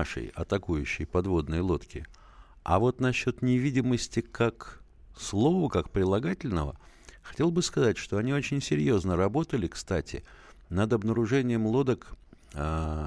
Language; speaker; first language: Russian; native; Russian